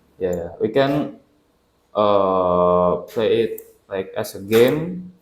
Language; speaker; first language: English; non-native, learner; Indonesian